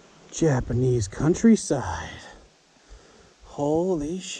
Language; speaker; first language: English; native; English